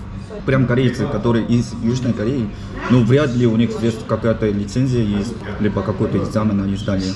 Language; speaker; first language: Russian; non-native, fluent; Korean